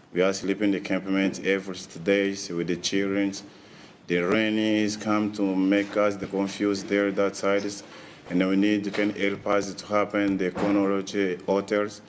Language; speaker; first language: English; non-native, learner; Portuguese